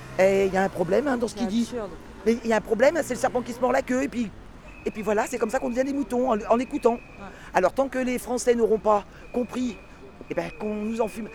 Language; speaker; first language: French; native; French